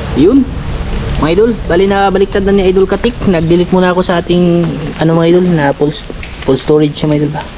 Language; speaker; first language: Filipino; non-native, local second language; Cebuano